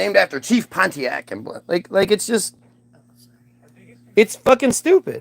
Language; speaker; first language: English; native; English